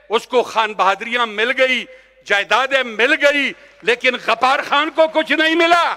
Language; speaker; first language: Urdu; non-native, local second language; Pashto